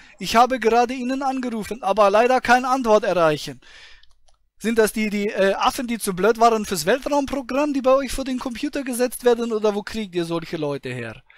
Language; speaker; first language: German; native; German